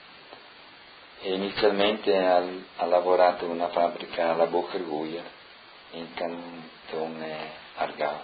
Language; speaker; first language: Italian; non-native, local second language; Friulian